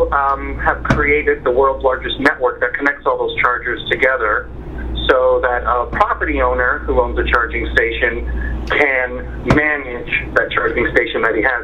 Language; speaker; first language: English; native; English